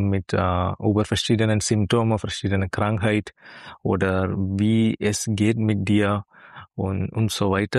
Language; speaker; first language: German; non-native, learner; Malayalam